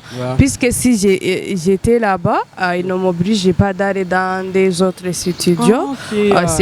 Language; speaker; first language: French; non-native, local second language; Rundi